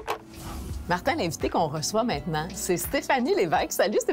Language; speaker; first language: French; native; French